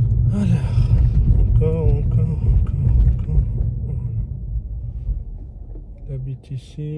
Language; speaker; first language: French; non-native, fluent; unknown